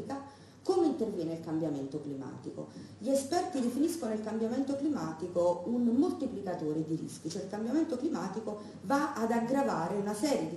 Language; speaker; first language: Italian; native; Italian